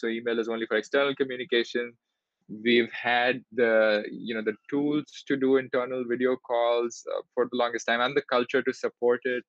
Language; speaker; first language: English; non-native, local second language; Hindi